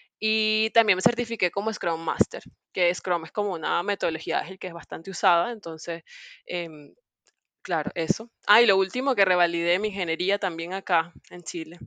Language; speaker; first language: Spanish; native; Spanish